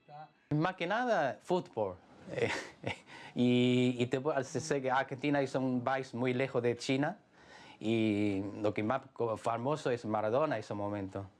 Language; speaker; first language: Spanish; non-native, learner; Chinese